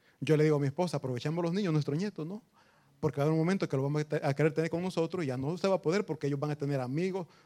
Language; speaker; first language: Spanish; native; Spanish